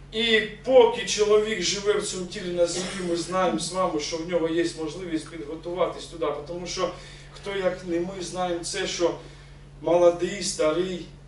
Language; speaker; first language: Ukrainian; non-native, local second language; Russian